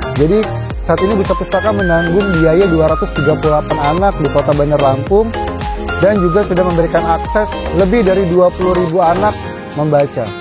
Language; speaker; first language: Indonesian; native; Indonesian